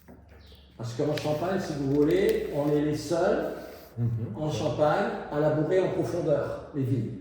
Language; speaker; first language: French; native; French